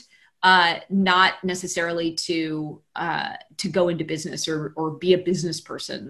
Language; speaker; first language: English; native; English